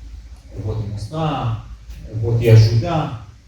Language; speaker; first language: Portuguese; early bilingual, heritage; Hebrew